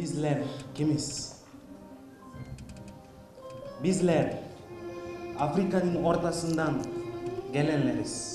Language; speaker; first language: Turkish; non-native, fluent; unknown